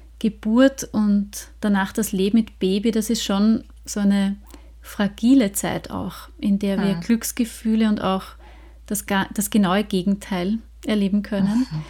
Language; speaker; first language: German; native; German